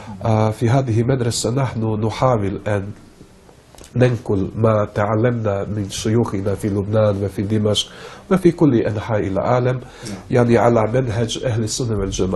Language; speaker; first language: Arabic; non-native, fluent; Bosnian